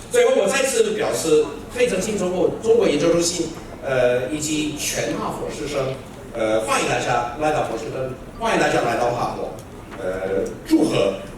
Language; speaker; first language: Chinese; non-native, fluent; English